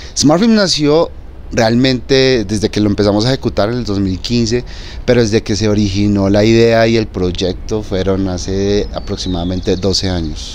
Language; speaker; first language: Spanish; native; Spanish